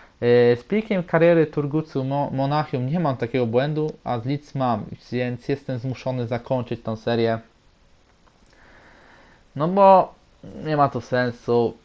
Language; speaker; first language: Polish; native; Polish